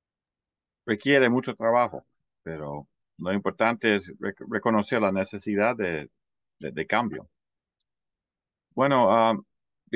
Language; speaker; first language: Spanish; non-native, fluent; English